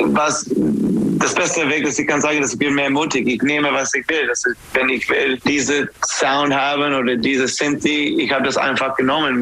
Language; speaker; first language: German; non-native, learner; English